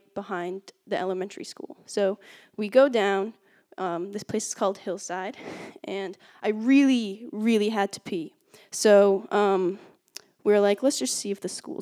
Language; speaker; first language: English; native; English